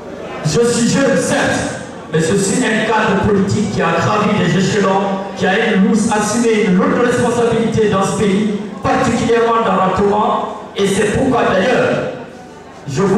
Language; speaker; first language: French; non-native, local second language; Fula